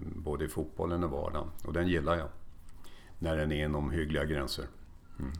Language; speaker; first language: Swedish; native; Swedish